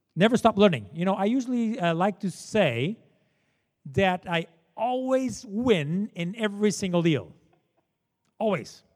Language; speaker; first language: English; non-native, fluent; Portuguese